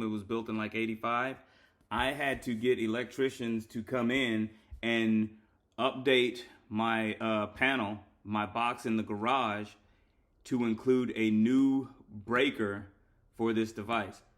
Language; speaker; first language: English; native; English